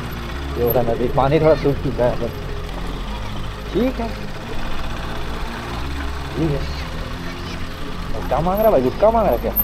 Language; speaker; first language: Hindi; native; Hindi